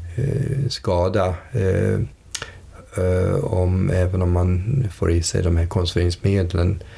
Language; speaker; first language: Swedish; early bilingual, other home language; English